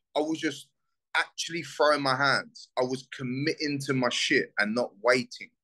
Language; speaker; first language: English; native; English